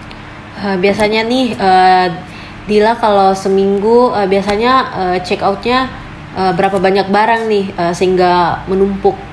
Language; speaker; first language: Indonesian; native; Indonesian